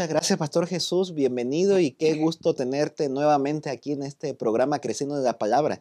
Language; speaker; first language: Spanish; native; Spanish